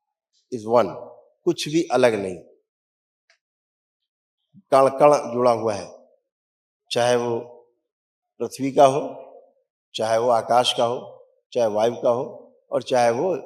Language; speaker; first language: Hindi; native; Hindi